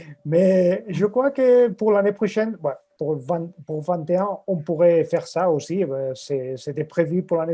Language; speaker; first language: French; non-native, fluent; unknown